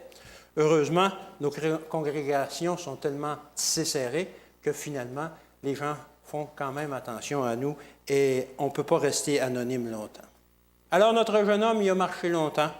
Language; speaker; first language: French; native; French